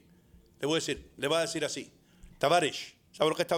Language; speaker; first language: Spanish; native; Spanish